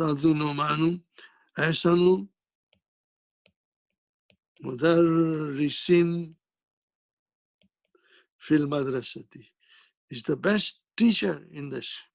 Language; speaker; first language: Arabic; non-native, fluent; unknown